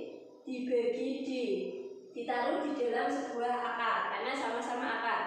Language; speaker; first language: Indonesian; native; Indonesian